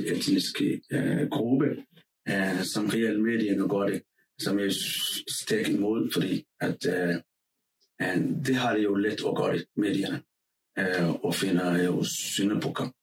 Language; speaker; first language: Danish; non-native, fluent; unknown